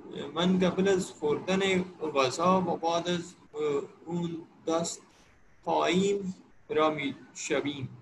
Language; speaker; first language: Persian; non-native, learner; Urdu